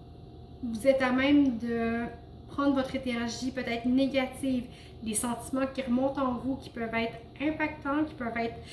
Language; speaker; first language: French; native; French